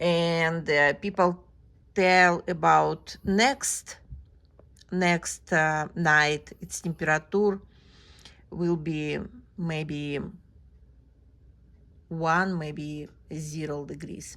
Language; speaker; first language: English; non-native, learner; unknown